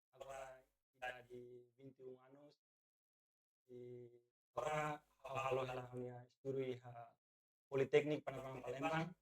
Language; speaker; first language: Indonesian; non-native, fluent; Tetum